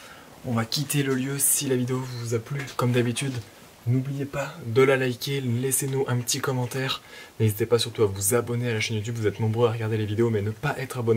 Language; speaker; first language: French; native; French